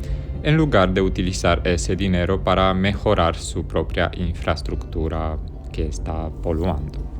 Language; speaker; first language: Spanish; non-native, fluent; Romanian